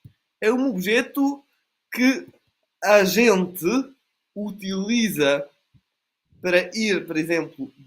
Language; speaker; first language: Portuguese; non-native, fluent; Italian